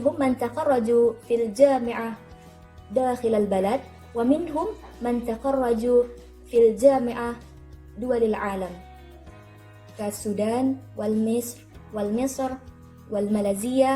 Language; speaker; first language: Arabic; non-native, learner; Indonesian